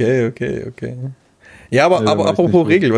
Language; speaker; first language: German; native; German